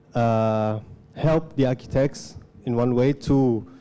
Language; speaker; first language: English; non-native, fluent; Lao